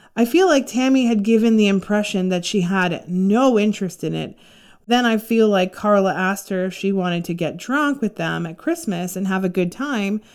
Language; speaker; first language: English; native; English